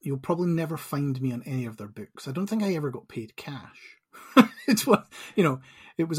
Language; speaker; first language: English; native; English